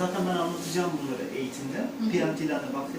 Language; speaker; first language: Turkish; native; Turkish